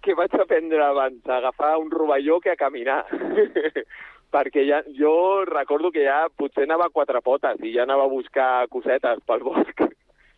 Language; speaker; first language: Catalan; native; Catalan